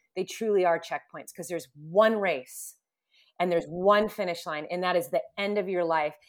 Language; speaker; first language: English; native; English